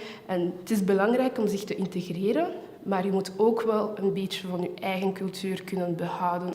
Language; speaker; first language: Dutch; non-native, local second language; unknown